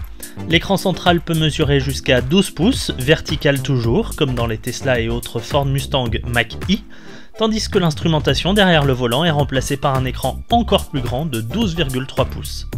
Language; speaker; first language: French; native; French